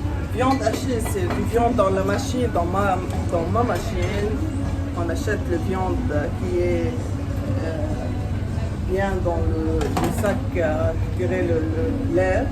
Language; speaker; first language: French; non-native, local second language; Arabic